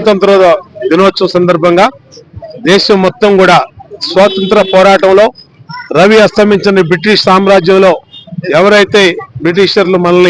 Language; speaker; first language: Telugu; native; Telugu